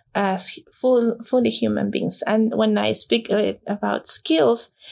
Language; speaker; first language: English; non-native, fluent; Spanish